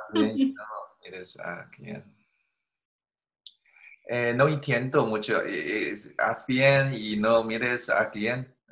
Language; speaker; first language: Spanish; non-native, learner; Chinese